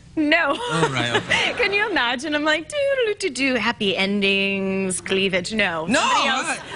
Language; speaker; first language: English; native; English